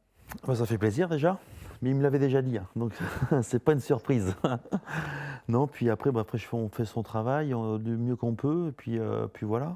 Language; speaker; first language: French; native; French